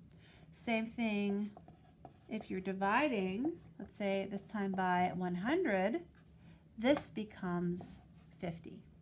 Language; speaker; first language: English; native; English